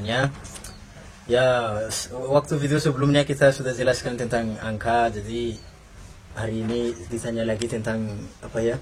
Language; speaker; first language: Indonesian; non-native, fluent; Malagasy